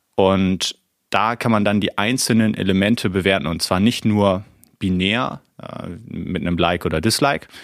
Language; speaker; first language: German; native; German